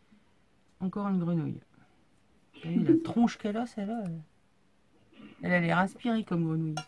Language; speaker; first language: French; native; French